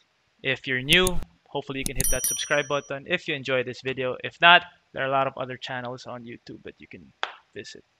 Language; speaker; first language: English; non-native, local second language; Filipino